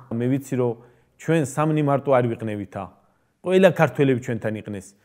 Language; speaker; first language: Georgian; early bilingual, heritage; Georgian